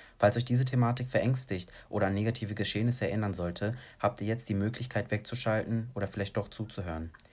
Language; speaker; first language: German; native; German